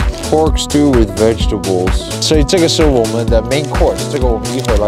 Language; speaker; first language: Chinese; non-native, fluent; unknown